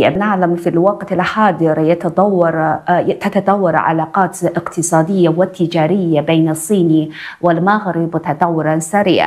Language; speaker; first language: Arabic; non-native, fluent; Chinese